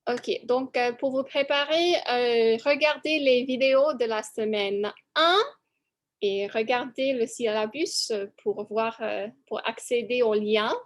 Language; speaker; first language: French; non-native, fluent; English